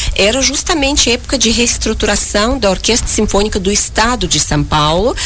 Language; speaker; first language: Portuguese; non-native, fluent; Russian